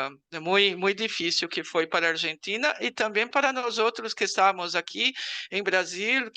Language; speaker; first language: Portuguese; non-native, learner; Spanish